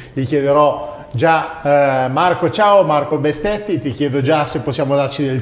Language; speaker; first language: Italian; native; Italian